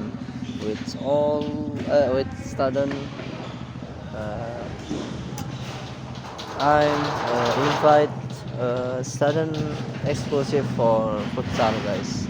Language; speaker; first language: English; non-native, learner; Indonesian